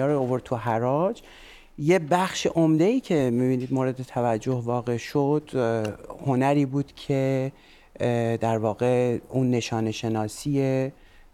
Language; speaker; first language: Persian; native; Persian